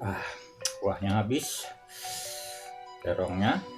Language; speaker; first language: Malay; non-native, local second language; Sundanese